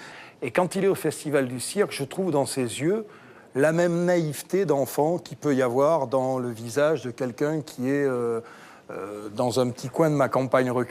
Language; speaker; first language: French; native; French